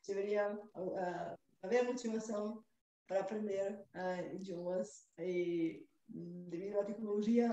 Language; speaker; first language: Portuguese; non-native, fluent; Bulgarian